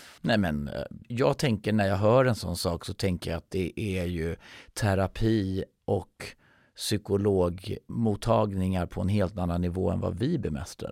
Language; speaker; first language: Swedish; native; Swedish